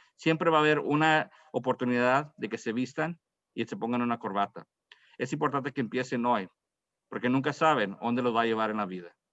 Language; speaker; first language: Spanish; early bilingual, heritage; Spanish